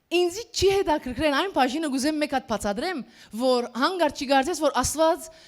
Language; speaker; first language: Armenian; early bilingual, heritage; Armenian